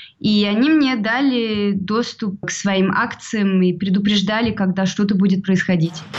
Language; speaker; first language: Russian; early bilingual, heritage; Russian